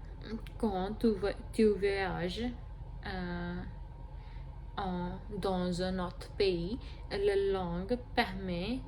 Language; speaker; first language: French; non-native, learner; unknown